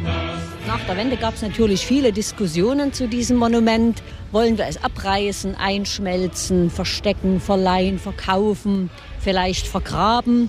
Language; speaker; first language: German; native; German